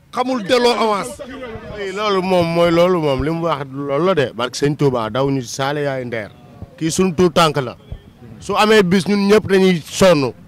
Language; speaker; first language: Wolof; non-native, local second language; Fula